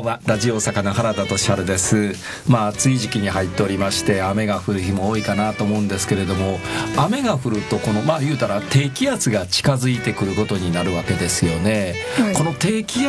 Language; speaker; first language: Japanese; native; Japanese